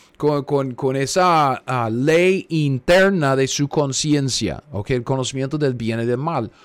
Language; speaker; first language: Spanish; non-native, fluent; English